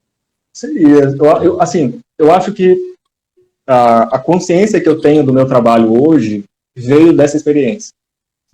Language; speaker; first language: Portuguese; native; Portuguese